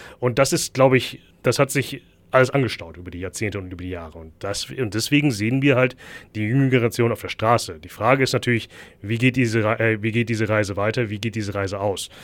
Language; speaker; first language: German; early bilingual, other home language; Thai